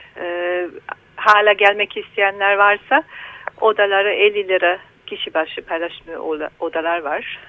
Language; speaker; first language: Turkish; non-native, learner; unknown